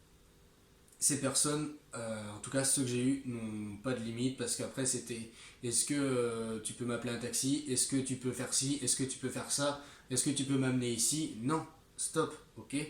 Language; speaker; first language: French; native; French